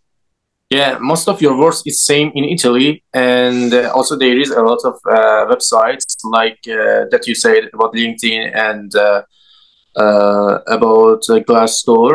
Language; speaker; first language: English; non-native, learner; Persian